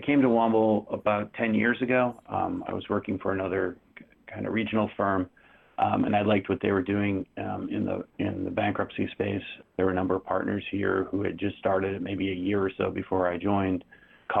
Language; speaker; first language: English; native; English